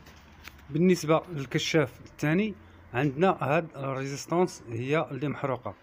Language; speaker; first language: Arabic; native; Arabic